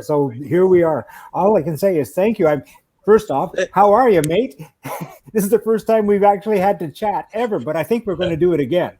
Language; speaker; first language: English; native; English